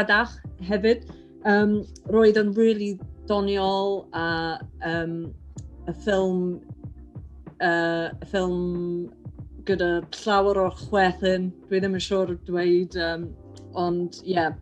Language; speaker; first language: Welsh; non-native, learner; English